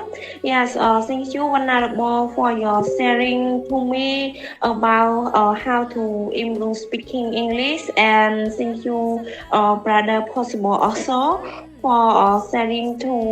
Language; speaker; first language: English; non-native, learner; Khmer